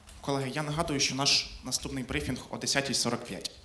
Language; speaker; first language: Ukrainian; native; Ukrainian